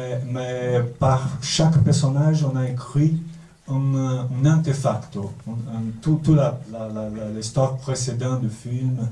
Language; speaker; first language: French; non-native, fluent; Portuguese